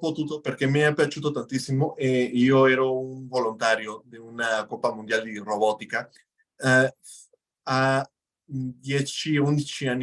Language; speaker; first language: Italian; non-native, fluent; Spanish